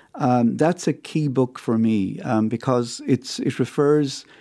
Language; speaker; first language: English; native; English